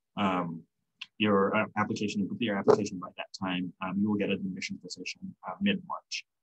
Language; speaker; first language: English; non-native, local second language; Filipino